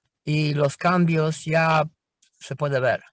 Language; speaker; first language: Spanish; non-native, fluent; Romanian